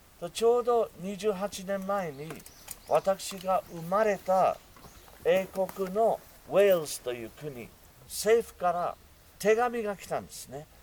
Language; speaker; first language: Japanese; non-native, fluent; English